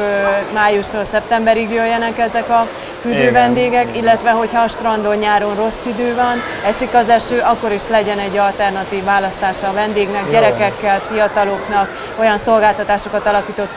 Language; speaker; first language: Hungarian; native; Hungarian